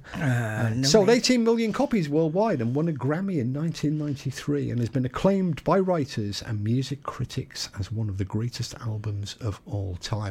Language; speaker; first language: English; native; English